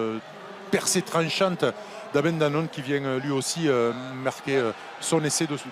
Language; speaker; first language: French; native; French